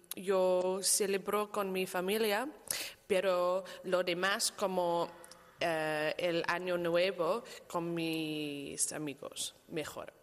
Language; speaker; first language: Spanish; non-native, learner; English